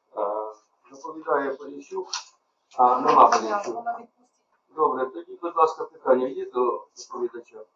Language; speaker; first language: Ukrainian; native; Ukrainian